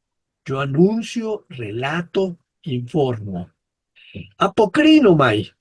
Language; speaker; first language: Spanish; native; Spanish